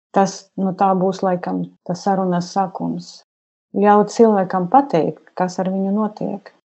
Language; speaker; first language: Latvian; non-native, local second language; Russian